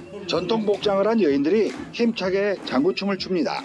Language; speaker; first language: Korean; native; Korean